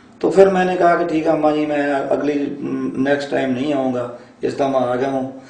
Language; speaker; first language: Urdu; non-native, local second language; Punjabi